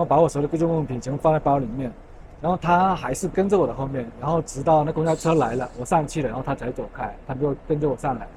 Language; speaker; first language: Chinese; native; Chinese